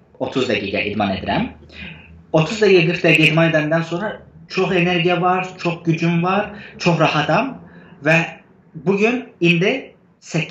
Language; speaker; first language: Azerbaijani; non-native, fluent; Turkish